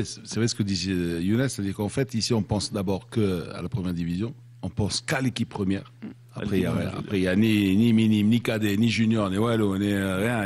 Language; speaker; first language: French; non-native, local second language; Arabic